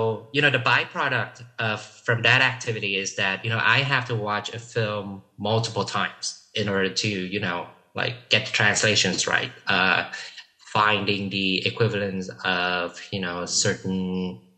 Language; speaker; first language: English; non-native, fluent; Vietnamese